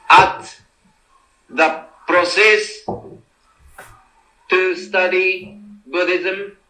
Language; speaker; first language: English; non-native, learner; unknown